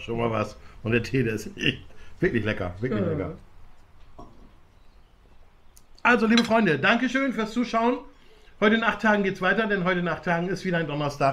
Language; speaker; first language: German; native; German